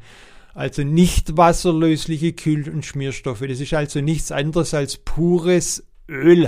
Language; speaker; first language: German; native; German